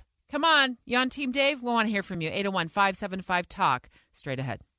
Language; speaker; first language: English; native; English